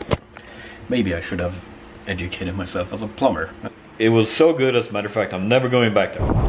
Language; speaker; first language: English; non-native, fluent; Swedish